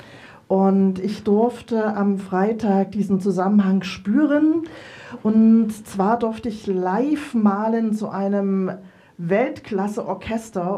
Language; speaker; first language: German; native; German